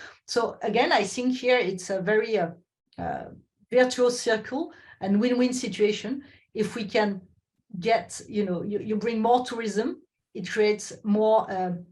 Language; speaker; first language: English; non-native, fluent; French